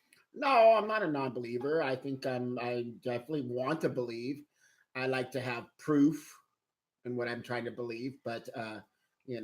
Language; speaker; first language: English; native; English